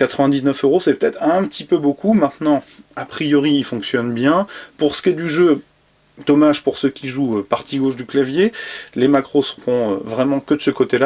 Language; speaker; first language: French; native; French